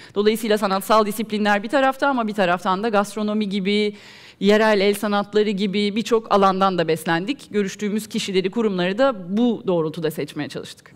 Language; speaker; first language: Turkish; native; Turkish